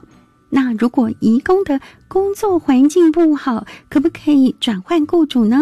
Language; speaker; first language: Chinese; native; Chinese